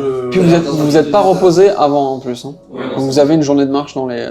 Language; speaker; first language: French; native; French